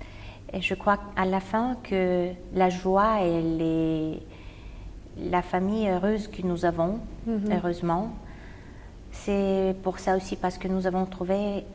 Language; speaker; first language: French; non-native, fluent; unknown